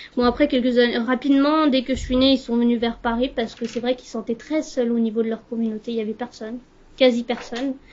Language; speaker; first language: French; early bilingual, other home language; Punjabi